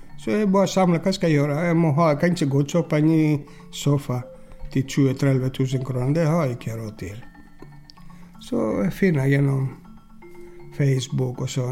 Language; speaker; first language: Norwegian; non-native, learner; Greek